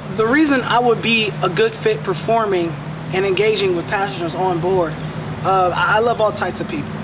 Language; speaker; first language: English; native; English